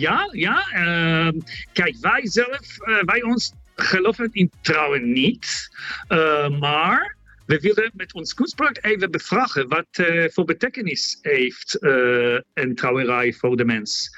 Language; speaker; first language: Dutch; non-native, fluent; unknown